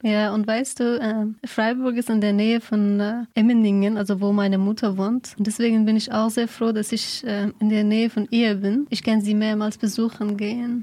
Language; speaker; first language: German; non-native, fluent; Persian